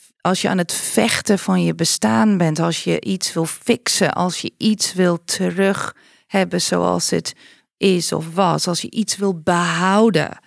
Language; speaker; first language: Dutch; non-native, fluent; English